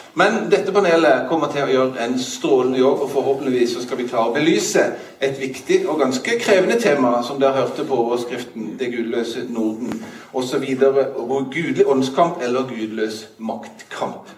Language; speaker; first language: Norwegian; native; Norwegian